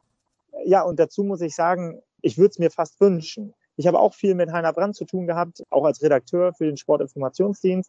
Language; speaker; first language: German; native; German